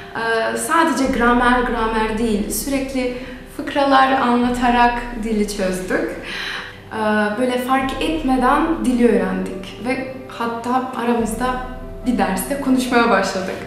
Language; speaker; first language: Turkish; non-native, fluent; Macedonian